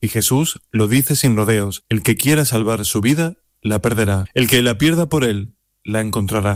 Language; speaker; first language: Spanish; native; Spanish